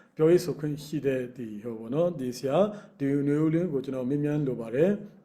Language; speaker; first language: Burmese; non-native, local second language; Hakha Chin